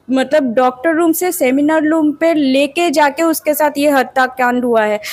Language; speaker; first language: Hindi; non-native, local second language; Bangla